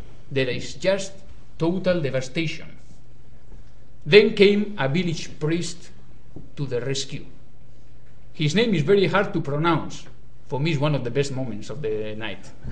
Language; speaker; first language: English; non-native, learner; Basque